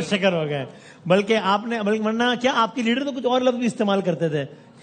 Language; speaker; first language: Urdu; native; Urdu